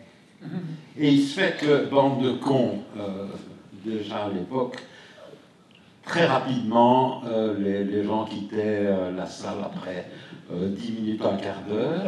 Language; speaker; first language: French; native; French